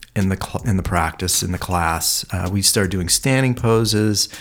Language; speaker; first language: English; native; English